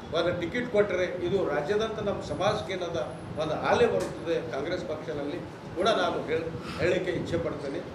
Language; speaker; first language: Kannada; non-native, local second language; Marathi